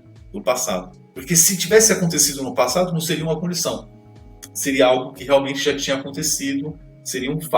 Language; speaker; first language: Portuguese; native; Portuguese